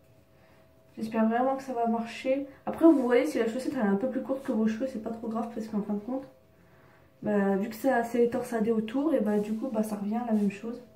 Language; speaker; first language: French; native; French